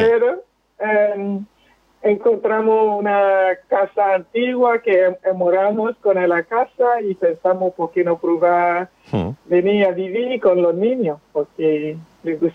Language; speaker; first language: Spanish; non-native, fluent; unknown